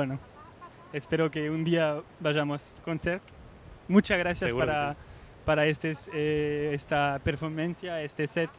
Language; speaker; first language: Spanish; non-native, fluent; French